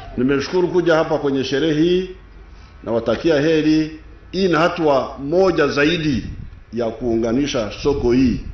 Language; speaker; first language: Swahili; non-native, local second language; Nyankole